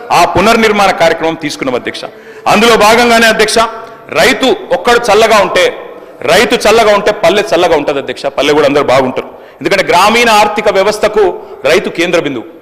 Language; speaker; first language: Telugu; native; Telugu